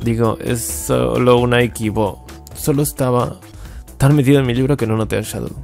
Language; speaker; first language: Spanish; native; Spanish